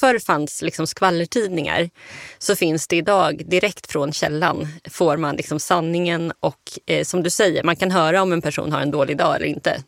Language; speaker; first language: Swedish; native; Swedish